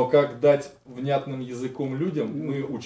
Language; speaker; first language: Russian; native; Russian